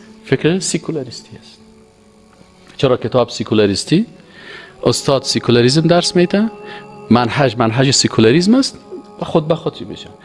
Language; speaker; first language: Persian; native; Persian